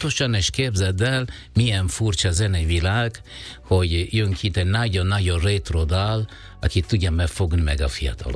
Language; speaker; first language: Hungarian; non-native, fluent; Italian